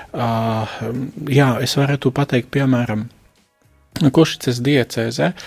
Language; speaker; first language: Latvian; non-native, fluent; Slovak